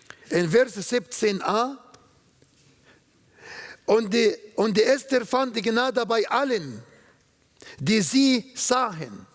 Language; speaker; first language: German; non-native, learner; Arabic